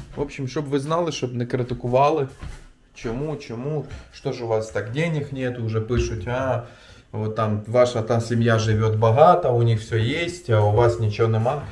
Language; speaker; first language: Ukrainian; non-native, local second language; Russian